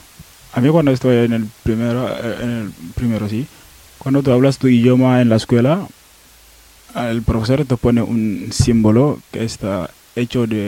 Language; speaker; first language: Spanish; non-native, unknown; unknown